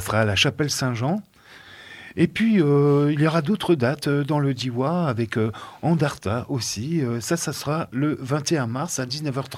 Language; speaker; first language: French; native; French